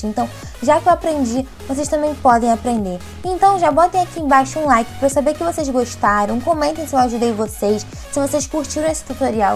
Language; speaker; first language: Portuguese; native; Portuguese